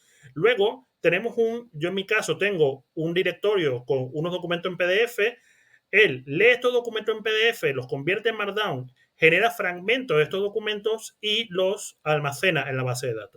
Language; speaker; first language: Spanish; native; Spanish